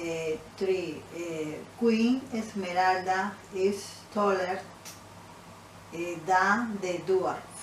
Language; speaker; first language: English; non-native, learner; Spanish